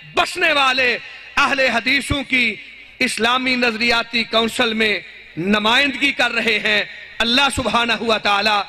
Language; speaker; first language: Urdu; non-native, local second language; Punjabi